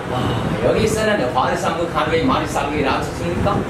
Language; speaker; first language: Korean; non-native, fluent; Nepali